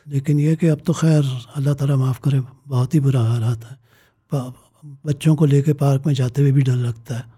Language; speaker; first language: Urdu; native; Urdu